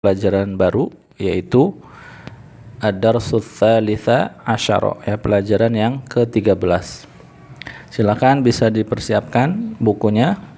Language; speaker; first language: Indonesian; native; Indonesian